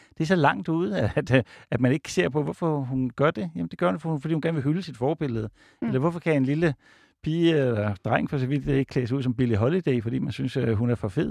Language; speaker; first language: Danish; native; Danish